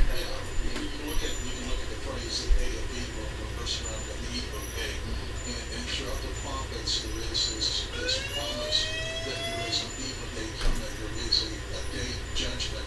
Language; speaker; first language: English; native; English